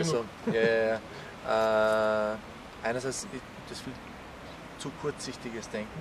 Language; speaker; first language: German; native; German